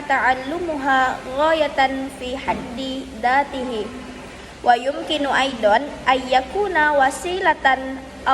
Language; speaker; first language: Arabic; non-native, learner; Indonesian